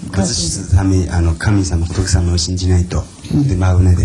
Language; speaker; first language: Japanese; non-native, fluent; Chinese